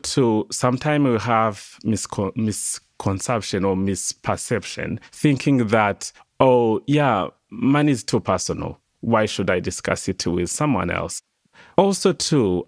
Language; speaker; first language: English; non-native, local second language; Kinyarwanda